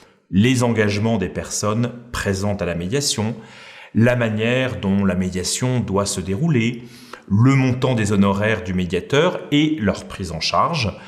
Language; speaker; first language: French; native; French